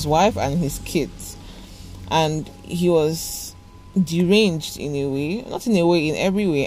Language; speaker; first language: English; non-native, local second language; Igbo